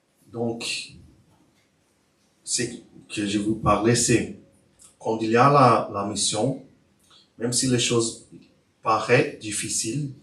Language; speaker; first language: French; non-native, learner; Portuguese